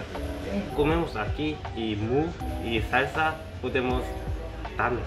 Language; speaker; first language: Spanish; non-native, learner; Korean